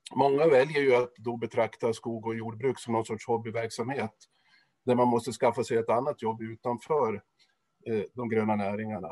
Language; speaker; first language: Swedish; native; Swedish